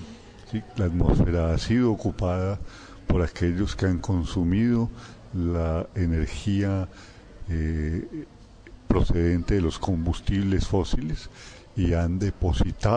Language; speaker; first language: Spanish; native; Spanish